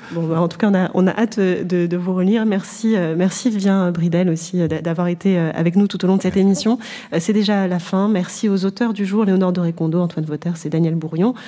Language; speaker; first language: French; native; French